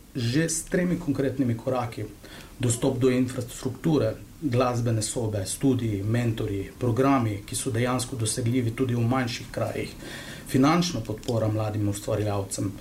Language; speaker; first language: Slovenian; native; Slovenian